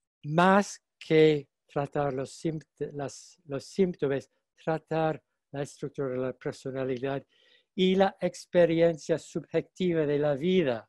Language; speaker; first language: Spanish; non-native, fluent; English